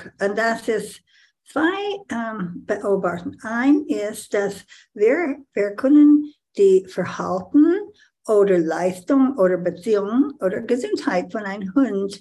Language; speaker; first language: German; non-native, learner; English